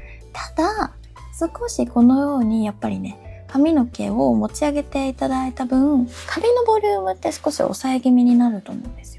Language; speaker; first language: Japanese; native; Japanese